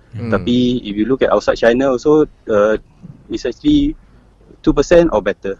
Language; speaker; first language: English; non-native, local second language; Malay